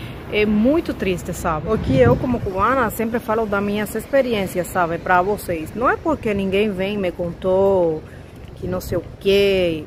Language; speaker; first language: Portuguese; non-native, fluent; Spanish